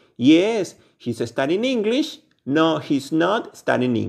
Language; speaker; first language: English; non-native, fluent; Spanish